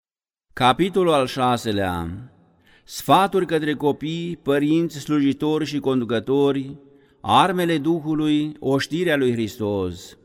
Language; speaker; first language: Romanian; native; Romanian